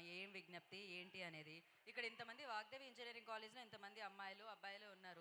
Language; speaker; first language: Telugu; native; Telugu